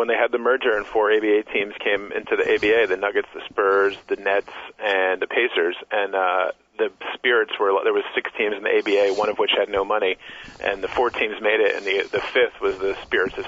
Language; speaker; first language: English; native; English